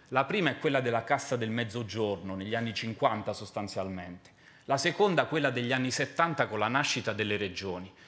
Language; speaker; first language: Italian; native; Italian